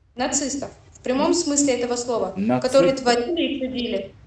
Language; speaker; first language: Russian; native; Russian